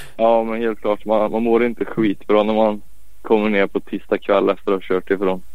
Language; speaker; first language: Swedish; native; Swedish